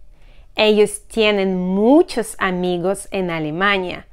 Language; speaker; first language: Spanish; non-native, fluent; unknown